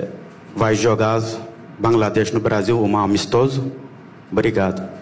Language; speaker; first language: Portuguese; non-native, learner; Bangla